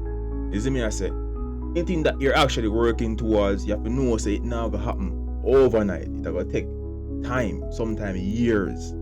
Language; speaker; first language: English; non-native, local second language; Jamaican Creole English